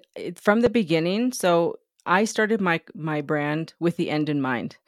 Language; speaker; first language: English; native; English